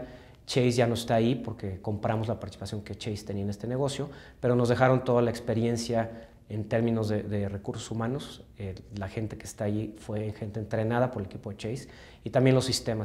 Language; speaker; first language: Spanish; native; Spanish